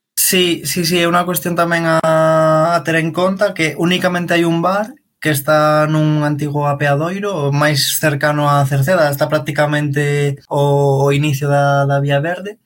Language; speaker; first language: Galician; non-native, local second language; Spanish